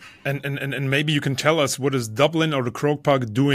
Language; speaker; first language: English; non-native, fluent; German